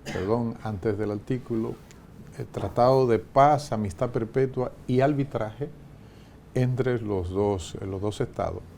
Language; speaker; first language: Spanish; native; Spanish